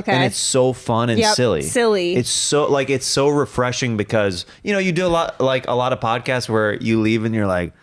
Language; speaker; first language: English; native; English